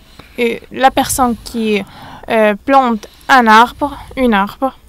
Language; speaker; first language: French; non-native, fluent; Arabic